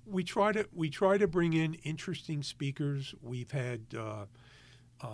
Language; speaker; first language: English; native; English